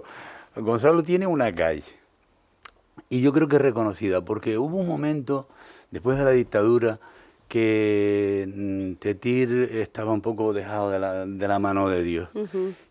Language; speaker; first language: Spanish; native; Spanish